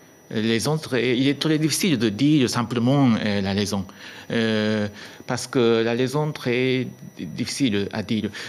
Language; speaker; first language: French; non-native, learner; Japanese